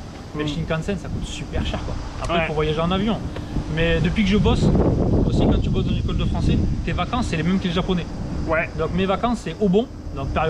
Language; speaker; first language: French; native; French